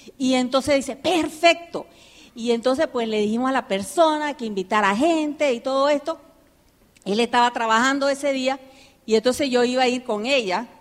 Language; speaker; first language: Spanish; early bilingual, heritage; Spanish